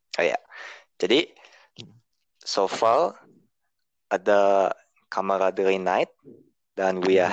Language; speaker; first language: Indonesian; early bilingual, heritage; Indonesian